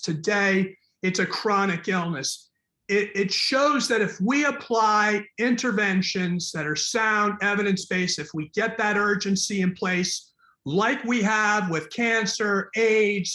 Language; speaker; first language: English; native; English